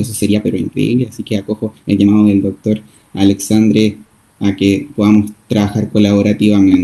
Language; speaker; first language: Spanish; native; Spanish